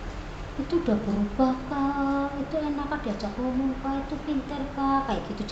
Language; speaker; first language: Indonesian; native; Indonesian